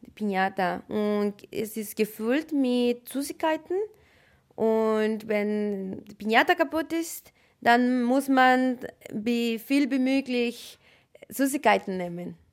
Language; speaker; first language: German; non-native, fluent; Spanish